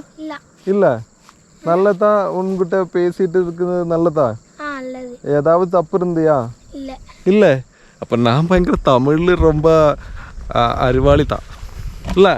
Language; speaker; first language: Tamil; non-native, learner; Malayalam